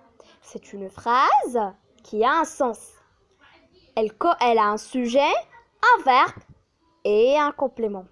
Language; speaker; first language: French; non-native, local second language; Arabic